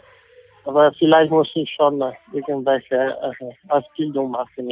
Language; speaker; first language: German; non-native, fluent; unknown